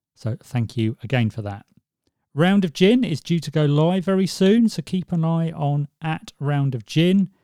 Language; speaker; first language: English; native; English